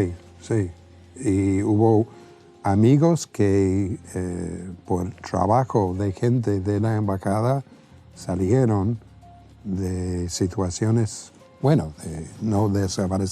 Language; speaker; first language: Spanish; non-native, fluent; English